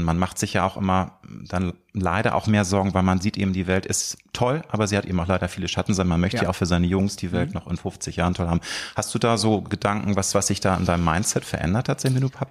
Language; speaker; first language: German; native; German